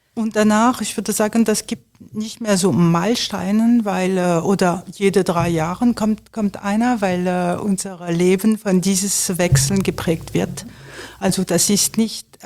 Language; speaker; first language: German; non-native, fluent; French